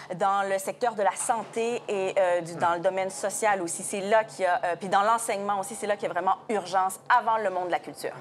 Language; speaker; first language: French; native; French